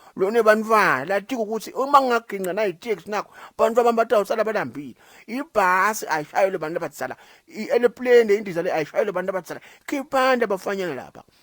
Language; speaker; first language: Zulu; non-native, local second language; Swati